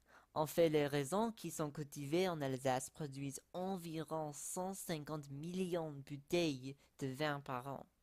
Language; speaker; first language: French; non-native, learner; English